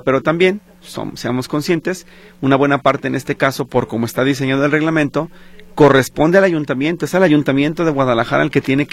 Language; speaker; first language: Spanish; native; Spanish